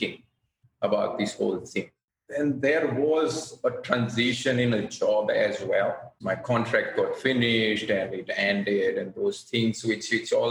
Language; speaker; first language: English; non-native, local second language; Gujarati